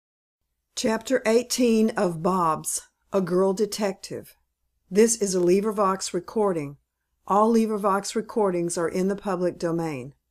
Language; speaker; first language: English; native; English